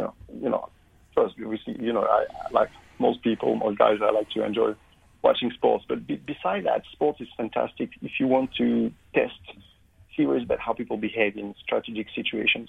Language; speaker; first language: English; non-native, fluent; French